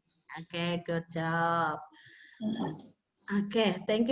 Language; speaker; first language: English; non-native, fluent; Indonesian